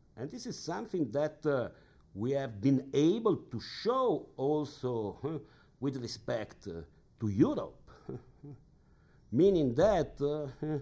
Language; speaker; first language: English; non-native, fluent; Italian